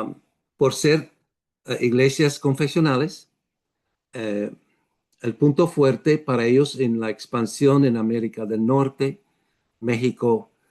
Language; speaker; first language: Spanish; non-native, fluent; English